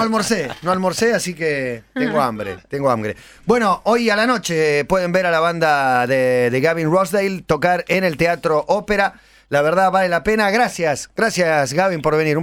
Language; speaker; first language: Spanish; native; Spanish